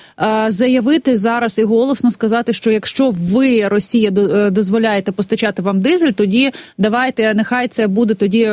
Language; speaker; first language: Ukrainian; native; Ukrainian